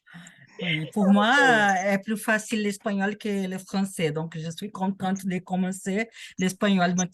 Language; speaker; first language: French; non-native, learner; Portuguese